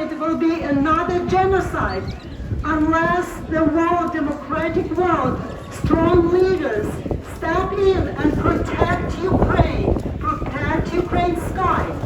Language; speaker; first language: English; non-native, fluent; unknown